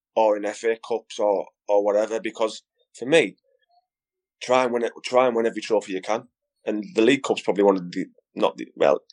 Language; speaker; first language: English; native; English